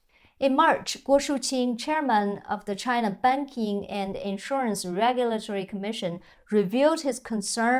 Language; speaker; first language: English; non-native, fluent; Chinese